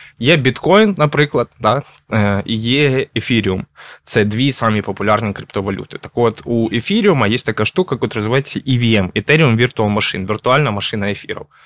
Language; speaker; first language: Ukrainian; non-native, local second language; Russian